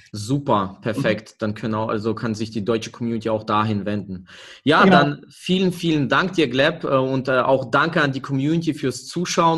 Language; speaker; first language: German; native; German